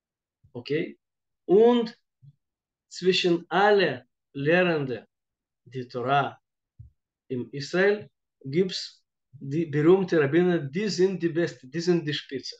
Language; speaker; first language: German; non-native, fluent; Russian